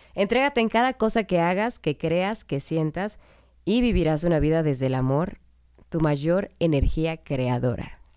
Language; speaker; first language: Spanish; native; Spanish